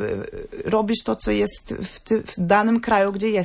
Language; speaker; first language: Polish; non-native, fluent; Norwegian